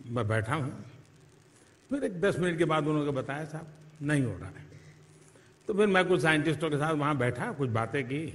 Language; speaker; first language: Hindi; native; Hindi